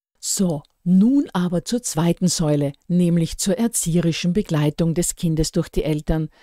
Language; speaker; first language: German; native; German